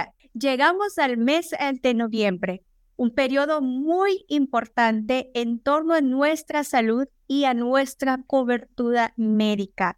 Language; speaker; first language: Spanish; native; Spanish